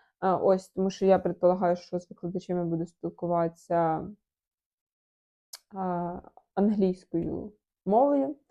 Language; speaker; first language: Ukrainian; non-native, local second language; Russian